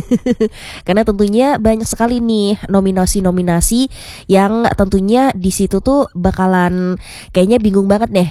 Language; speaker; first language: Indonesian; native; Indonesian